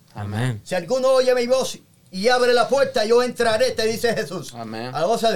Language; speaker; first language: Spanish; native; Spanish